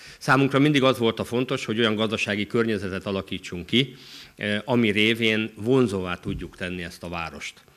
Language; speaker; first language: Hungarian; native; Hungarian